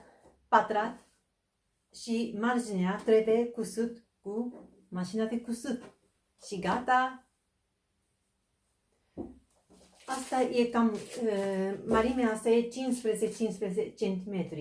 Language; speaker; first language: Romanian; non-native, fluent; Japanese